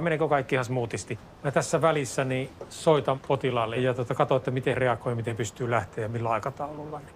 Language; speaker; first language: Finnish; native; Finnish